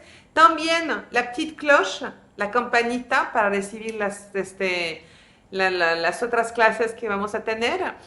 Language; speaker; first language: Spanish; non-native, fluent; French